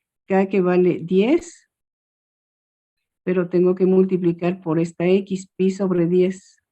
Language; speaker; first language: Spanish; native; Spanish